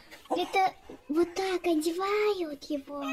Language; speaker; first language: Russian; non-native, local second language; Kazakh